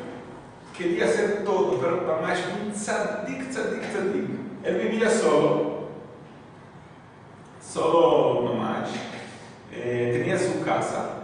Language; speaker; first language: Spanish; non-native, fluent; Portuguese